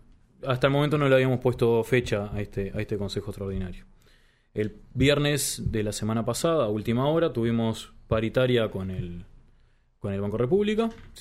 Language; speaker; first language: Spanish; native; Spanish